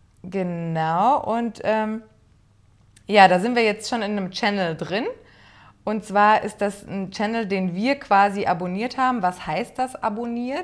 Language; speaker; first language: German; native; German